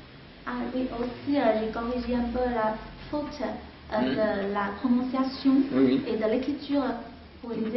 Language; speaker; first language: French; non-native, fluent; Chinese